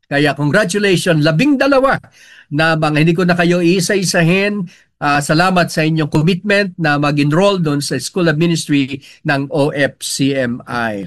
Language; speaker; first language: Filipino; native; Filipino